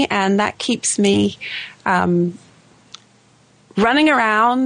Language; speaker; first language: English; native; English